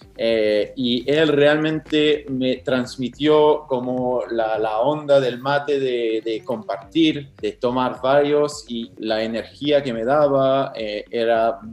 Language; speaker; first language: Spanish; non-native, fluent; English